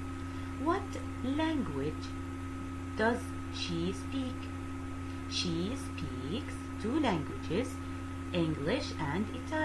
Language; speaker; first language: English; non-native, fluent; Arabic